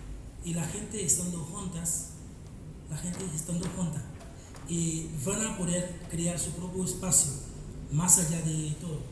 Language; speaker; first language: Spanish; non-native, fluent; Haitian Creole